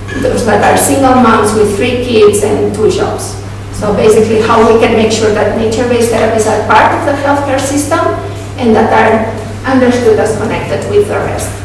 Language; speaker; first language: English; non-native, fluent; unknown